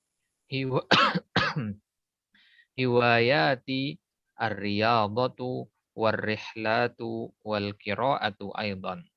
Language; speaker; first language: Arabic; non-native, fluent; Indonesian